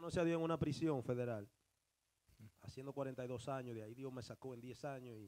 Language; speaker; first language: Spanish; early bilingual, heritage; Spanish